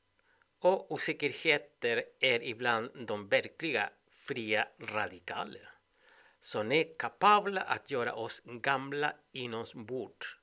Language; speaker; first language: Swedish; non-native, fluent; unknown